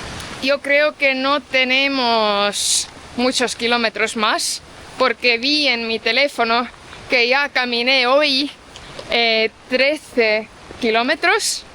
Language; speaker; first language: Spanish; non-native, fluent; Portuguese